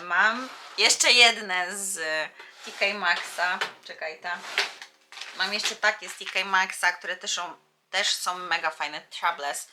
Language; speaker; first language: Polish; native; Polish